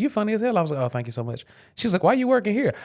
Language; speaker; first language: English; native; English